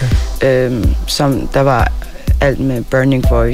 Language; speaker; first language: Danish; early bilingual, other home language; Arabic